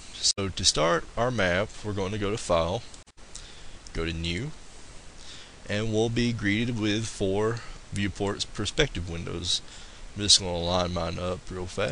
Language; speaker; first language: English; native; English